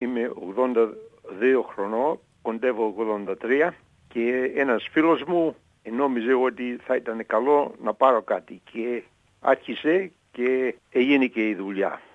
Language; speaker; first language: Greek; early bilingual, heritage; Greek